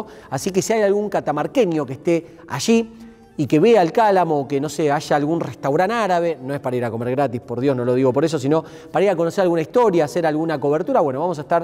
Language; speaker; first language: Spanish; native; Spanish